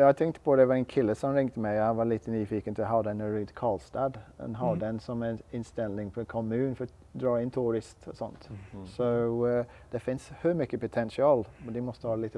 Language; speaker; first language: Swedish; non-native, learner; English